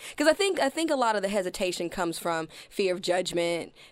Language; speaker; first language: English; native; English